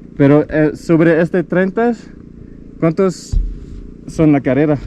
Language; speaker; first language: Spanish; non-native, learner; French